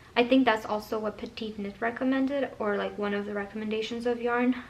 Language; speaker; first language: English; native; English